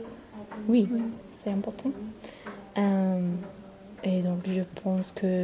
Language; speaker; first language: French; non-native, learner; English